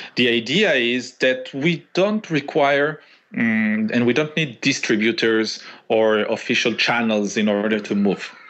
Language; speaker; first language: English; non-native, fluent; Hebrew